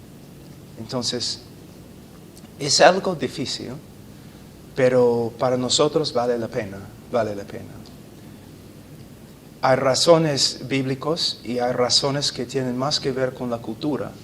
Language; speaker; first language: Spanish; non-native, fluent; English